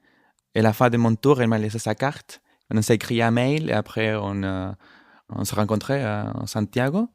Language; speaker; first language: French; non-native, fluent; Spanish